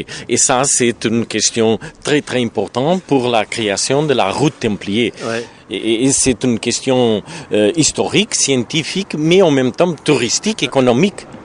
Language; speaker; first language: French; non-native, learner; Portuguese